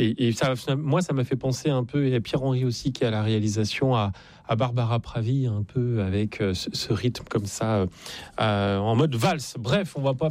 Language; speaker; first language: French; native; French